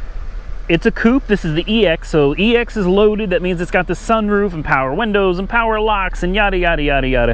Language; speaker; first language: English; native; English